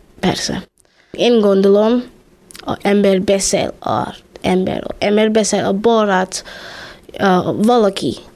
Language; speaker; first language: Hungarian; non-native, learner; English